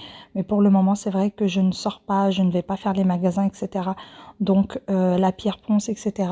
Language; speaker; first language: French; native; French